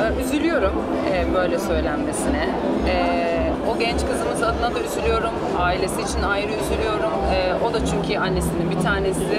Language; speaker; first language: Turkish; native; Turkish